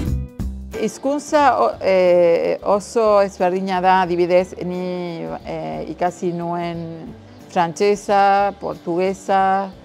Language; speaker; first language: Basque; non-native, learner; Spanish